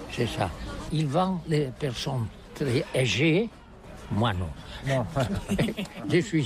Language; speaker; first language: French; non-native, learner; Catalan